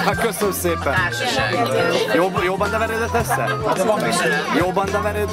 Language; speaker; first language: Hungarian; native; Hungarian